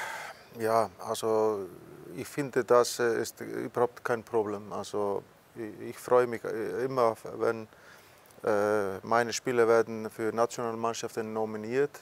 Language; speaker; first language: German; non-native, fluent; Icelandic